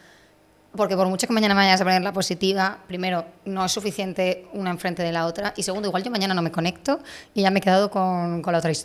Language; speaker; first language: Spanish; native; Spanish